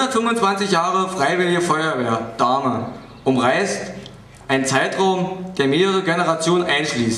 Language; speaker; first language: German; native; German